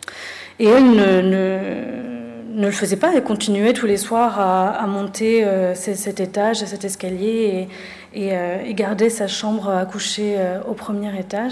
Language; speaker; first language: French; native; French